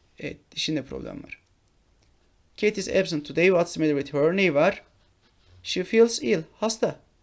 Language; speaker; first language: English; non-native, fluent; Turkish